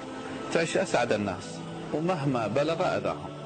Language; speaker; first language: Arabic; native; Arabic